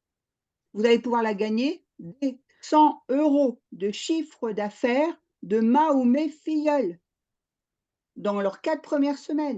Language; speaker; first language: French; native; French